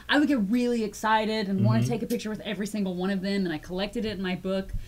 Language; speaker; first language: English; native; English